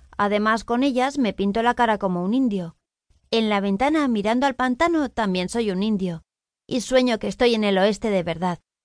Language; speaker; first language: Spanish; native; Spanish